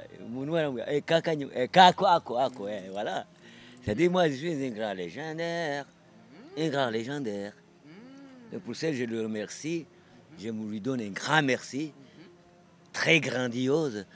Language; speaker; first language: French; non-native, local second language; Kinyarwanda